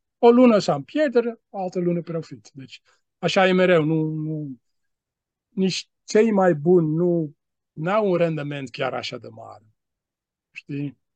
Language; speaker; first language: Romanian; non-native, fluent; Dutch